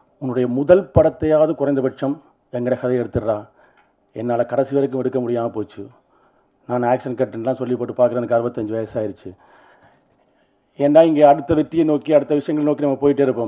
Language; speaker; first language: Tamil; native; Tamil